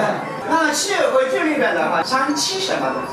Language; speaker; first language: Chinese; non-native, fluent; Japanese